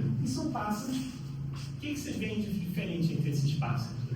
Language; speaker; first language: Portuguese; native; Portuguese